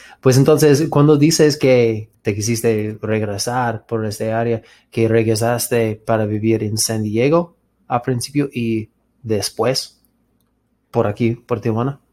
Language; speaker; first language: Spanish; non-native, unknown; English